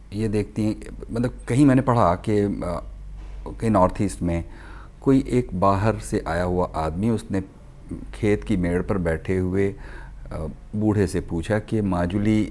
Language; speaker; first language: Hindi; native; Hindi